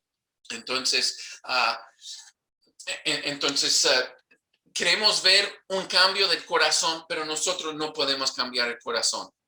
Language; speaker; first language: Spanish; non-native, fluent; English